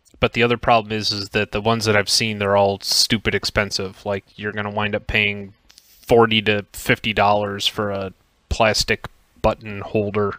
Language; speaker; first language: English; native; English